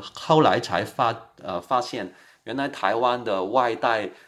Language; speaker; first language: Chinese; non-native, local second language; Cantonese